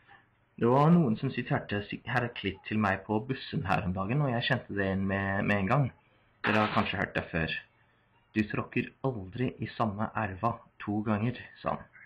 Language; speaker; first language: Norwegian; non-native, fluent; English